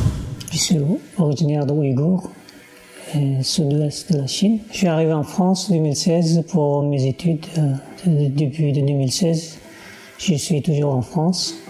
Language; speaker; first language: French; non-native, learner; Uyghur